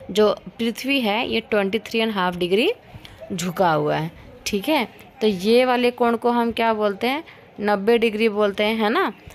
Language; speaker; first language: Hindi; native; Hindi